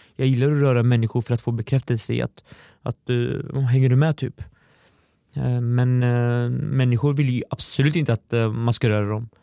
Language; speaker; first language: Swedish; early bilingual, other home language; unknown